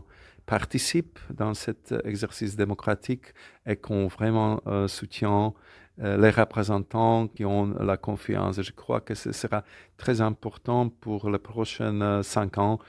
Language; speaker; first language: French; non-native, fluent; Slovak